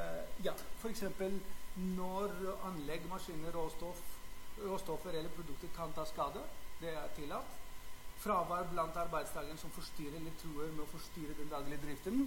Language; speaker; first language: Norwegian; non-native, fluent; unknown